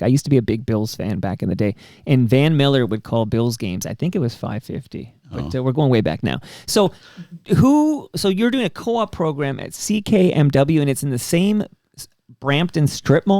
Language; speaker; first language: English; native; English